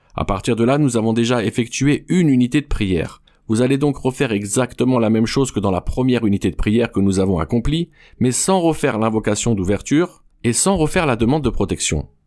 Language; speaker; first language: French; native; French